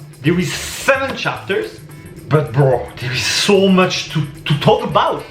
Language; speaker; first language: English; non-native, fluent; French